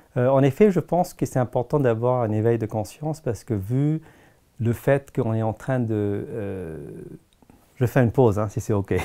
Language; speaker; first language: French; non-native, fluent; Tamil